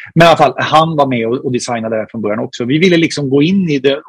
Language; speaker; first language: Swedish; native; Swedish